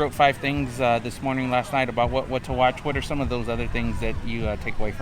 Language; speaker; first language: English; native; English